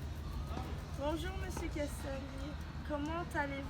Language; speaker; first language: French; non-native, learner; Turkish